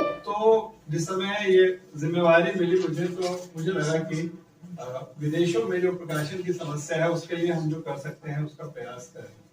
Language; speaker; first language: Hindi; native; Hindi